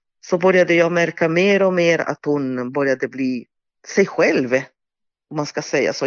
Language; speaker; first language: Swedish; non-native, fluent; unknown